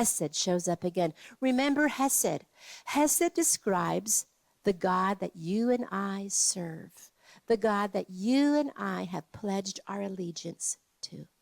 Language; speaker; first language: English; native; English